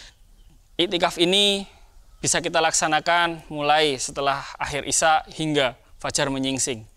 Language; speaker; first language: Indonesian; native; Indonesian